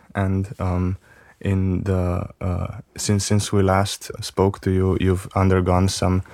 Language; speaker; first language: English; non-native, fluent; Macedonian